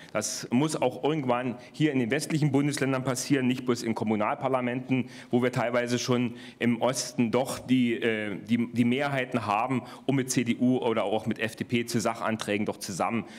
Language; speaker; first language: German; native; German